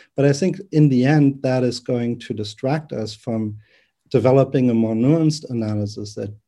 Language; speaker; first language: English; non-native, fluent; German